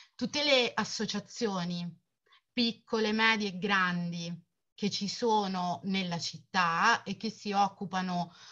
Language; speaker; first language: Italian; native; Italian